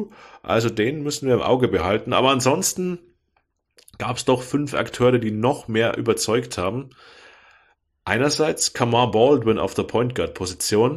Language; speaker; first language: German; native; German